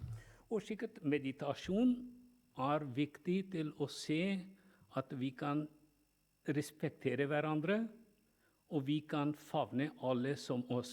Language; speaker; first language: Norwegian; non-native, fluent; Punjabi